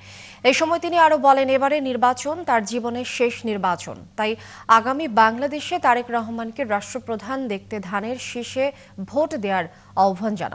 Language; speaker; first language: Bangla; native; Bangla